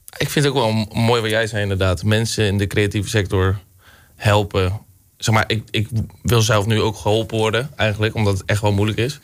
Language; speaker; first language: Dutch; native; Dutch